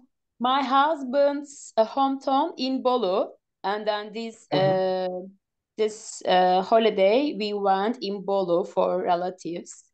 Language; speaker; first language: English; non-native, learner; Turkish